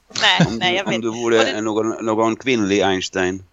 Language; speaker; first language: Swedish; non-native, fluent; Italian